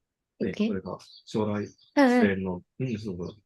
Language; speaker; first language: Japanese; non-native, learner; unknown